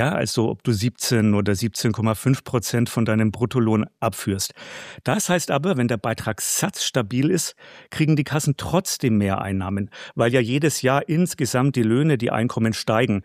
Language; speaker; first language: German; native; German